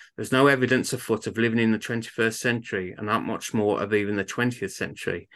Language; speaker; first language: English; native; English